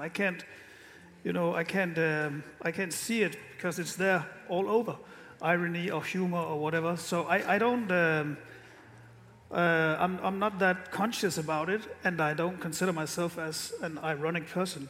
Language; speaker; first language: English; non-native, fluent; Danish